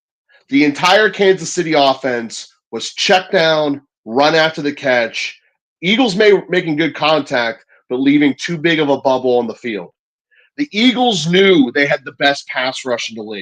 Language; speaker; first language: English; native; English